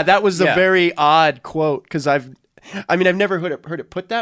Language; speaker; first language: English; native; English